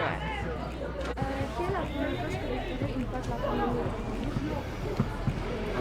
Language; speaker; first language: French; native; French